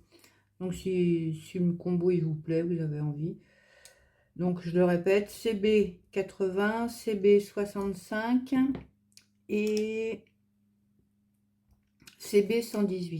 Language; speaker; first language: French; native; French